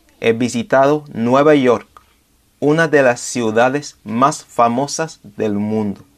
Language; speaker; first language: Spanish; non-native, fluent; English